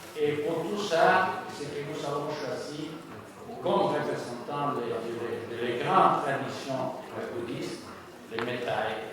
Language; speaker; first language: French; non-native, learner; Spanish